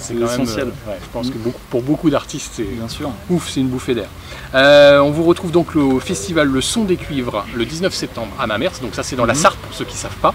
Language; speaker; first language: French; native; French